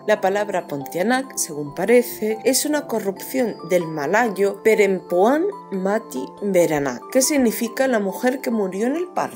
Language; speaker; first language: Spanish; native; Spanish